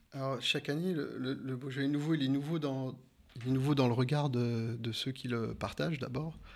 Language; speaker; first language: French; native; French